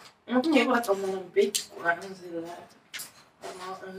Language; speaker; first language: Finnish; native; Finnish